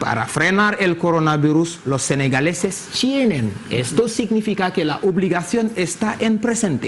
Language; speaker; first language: Spanish; non-native, fluent; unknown